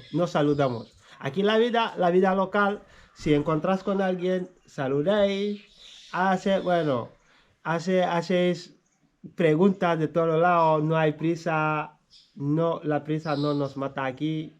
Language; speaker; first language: Spanish; non-native, fluent; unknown